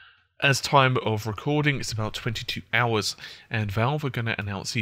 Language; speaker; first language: English; native; English